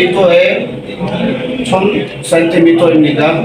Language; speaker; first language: Korean; non-native, learner; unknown